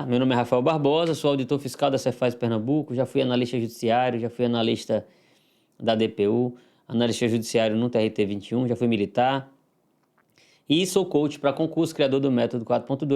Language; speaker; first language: Portuguese; native; Portuguese